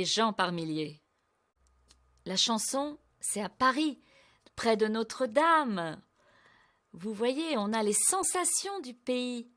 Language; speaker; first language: French; native; French